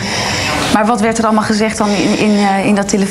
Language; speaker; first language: Dutch; native; Dutch